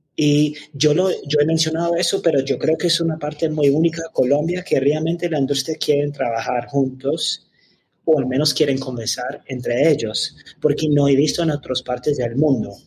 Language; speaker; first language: Spanish; non-native, fluent; English